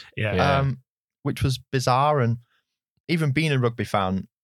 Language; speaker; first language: English; native; English